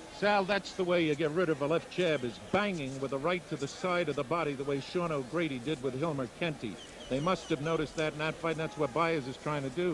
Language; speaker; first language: English; native; English